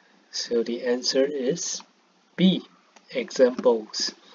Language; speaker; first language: English; non-native, fluent; Chinese